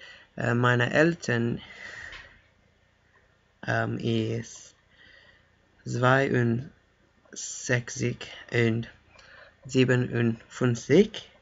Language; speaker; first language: German; non-native, learner; English